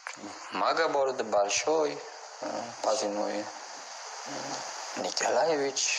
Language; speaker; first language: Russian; non-native, learner; Uzbek